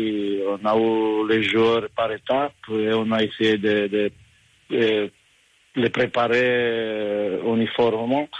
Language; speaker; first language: French; non-native, fluent; Romanian